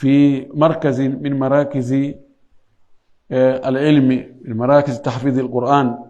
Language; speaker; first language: Arabic; non-native, fluent; Fula